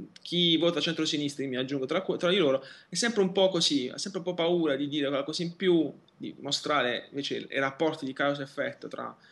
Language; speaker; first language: Italian; native; Italian